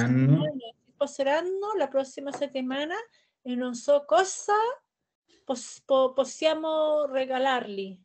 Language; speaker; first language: Italian; non-native, learner; Spanish